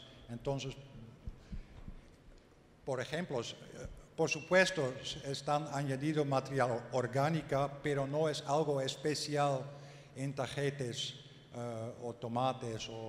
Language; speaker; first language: Spanish; non-native, learner; Dutch